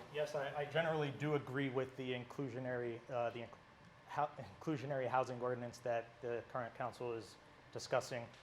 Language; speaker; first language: English; native; English